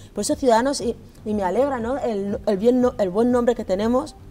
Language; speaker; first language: Spanish; native; Spanish